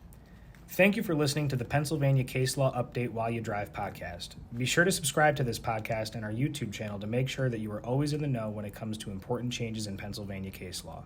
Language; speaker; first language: English; native; English